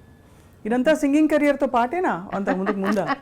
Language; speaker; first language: Telugu; native; Telugu